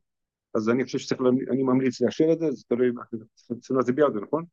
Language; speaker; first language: Hebrew; native; Hebrew